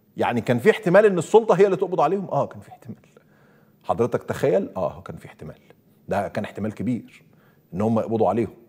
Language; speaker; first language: Arabic; native; Arabic